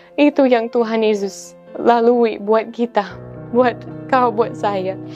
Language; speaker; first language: Indonesian; non-native, fluent; English